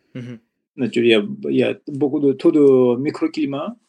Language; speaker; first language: French; non-native, learner; Nepali